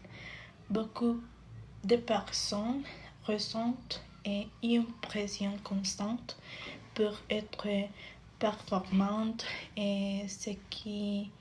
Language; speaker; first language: French; non-native, fluent; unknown